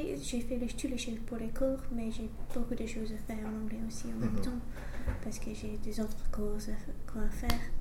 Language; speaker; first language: French; non-native, learner; English